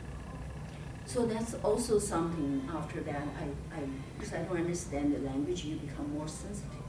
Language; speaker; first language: English; non-native, fluent; Chinese